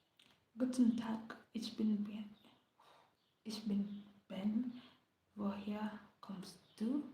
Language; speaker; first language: German; non-native, learner; Luyia